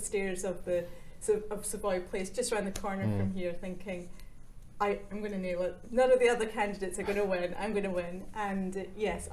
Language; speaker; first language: English; native; English